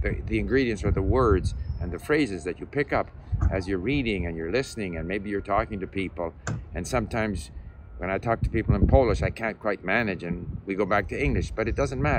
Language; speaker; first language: English; native; English